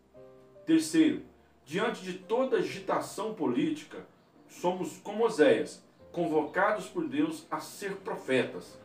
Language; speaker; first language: Portuguese; native; Portuguese